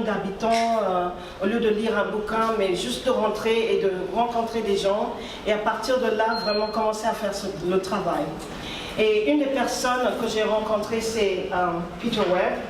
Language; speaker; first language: French; non-native, fluent; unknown